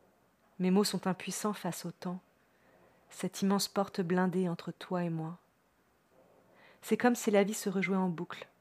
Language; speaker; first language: French; native; French